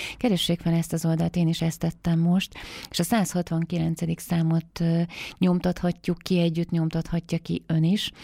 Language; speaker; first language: Hungarian; native; Hungarian